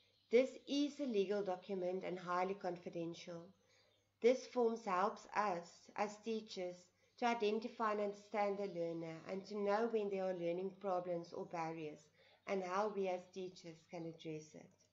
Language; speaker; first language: English; non-native, local second language; Afrikaans